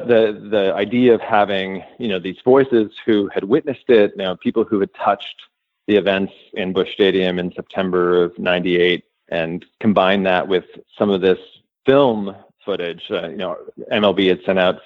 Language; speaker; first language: English; native; English